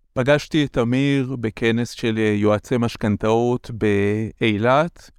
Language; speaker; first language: Hebrew; native; Hebrew